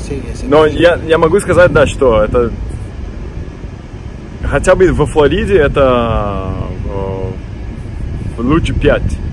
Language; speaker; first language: Russian; non-native, fluent; Portuguese